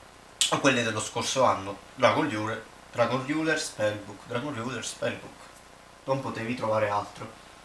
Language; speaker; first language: Italian; native; Italian